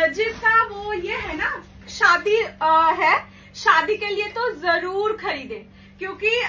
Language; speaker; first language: Hindi; non-native, local second language; Bangla